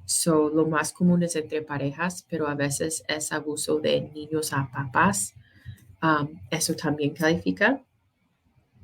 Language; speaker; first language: Spanish; non-native, fluent; English